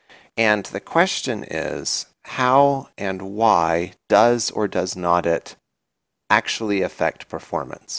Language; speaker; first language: English; native; English